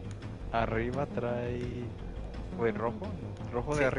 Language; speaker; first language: Spanish; early bilingual, other home language; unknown